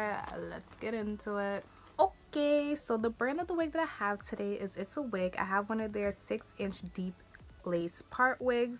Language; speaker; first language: English; native; English